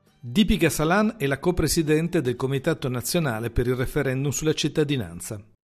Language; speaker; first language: Italian; native; Italian